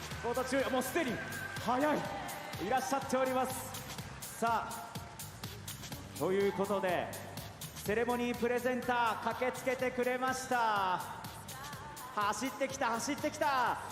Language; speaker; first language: Japanese; native; Japanese